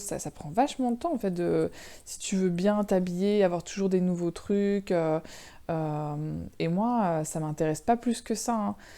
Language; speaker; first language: French; native; French